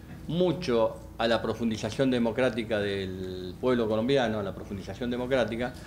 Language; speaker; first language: Spanish; native; Spanish